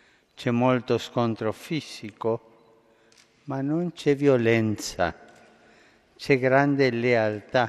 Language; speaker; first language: Italian; non-native, fluent; Spanish